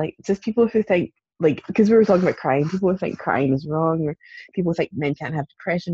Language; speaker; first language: English; native; English